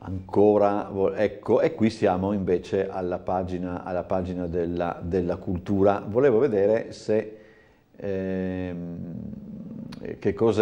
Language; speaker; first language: Italian; native; Italian